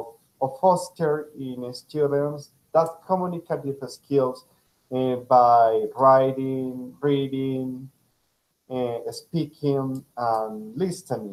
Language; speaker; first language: English; non-native, fluent; Spanish